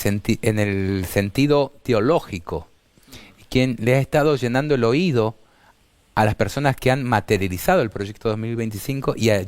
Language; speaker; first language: Spanish; native; Spanish